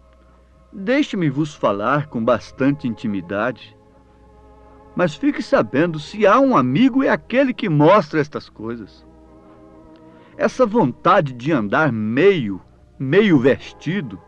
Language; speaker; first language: Portuguese; native; Portuguese